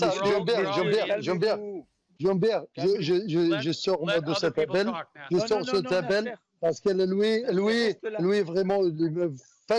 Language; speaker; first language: French; non-native, learner; Arabic